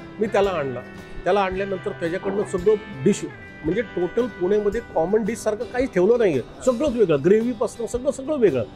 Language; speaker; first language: Marathi; non-native, local second language; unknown